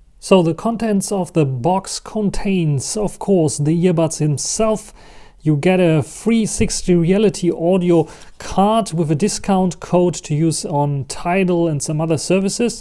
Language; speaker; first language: English; non-native, fluent; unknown